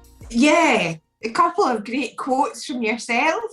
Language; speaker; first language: English; native; English